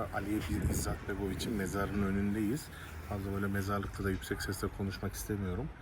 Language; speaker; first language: Turkish; native; Turkish